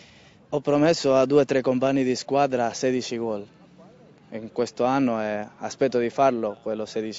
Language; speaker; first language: Italian; non-native, learner; Spanish